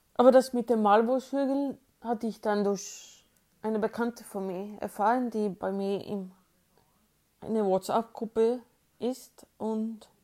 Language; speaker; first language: German; non-native, fluent; Swedish